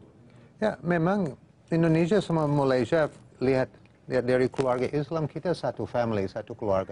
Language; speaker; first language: Indonesian; non-native, fluent; English